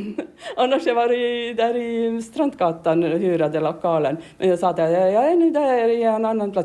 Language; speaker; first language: Swedish; non-native, learner; Estonian